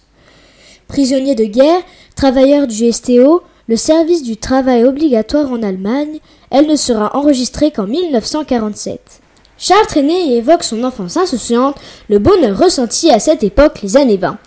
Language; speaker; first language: French; native; French